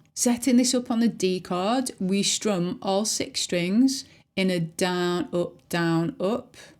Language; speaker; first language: English; native; English